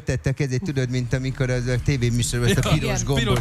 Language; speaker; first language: Hungarian; native; Hungarian